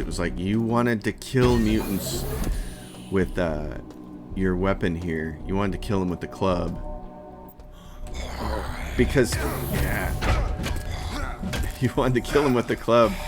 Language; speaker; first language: English; native; English